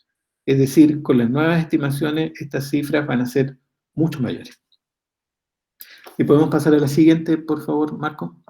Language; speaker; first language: Spanish; native; Spanish